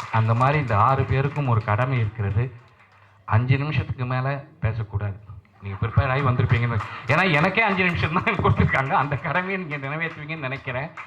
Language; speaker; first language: Tamil; non-native, local second language; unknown